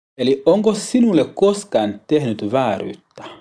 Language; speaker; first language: Finnish; non-native, learner; Swahili